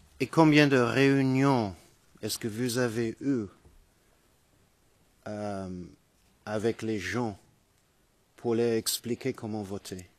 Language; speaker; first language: French; non-native, fluent; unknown